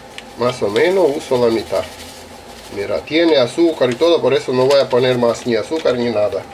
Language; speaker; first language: Spanish; non-native, learner; Russian